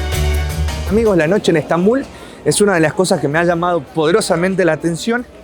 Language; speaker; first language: Spanish; native; Spanish